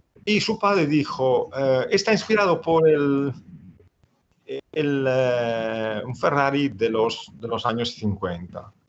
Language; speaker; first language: Spanish; non-native, fluent; Italian